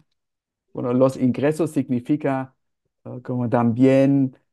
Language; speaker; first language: Spanish; non-native, fluent; German